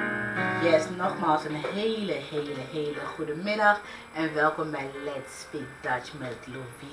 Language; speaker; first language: Dutch; early bilingual, other home language; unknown